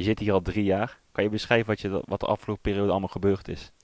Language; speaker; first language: Dutch; native; Dutch